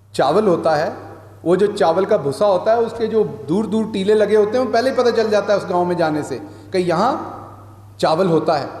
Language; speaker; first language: Urdu; non-native, local second language; Punjabi